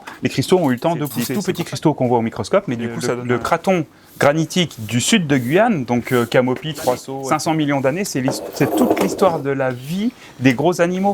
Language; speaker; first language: French; native; French